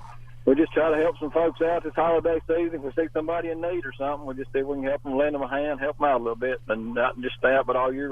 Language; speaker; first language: English; native; English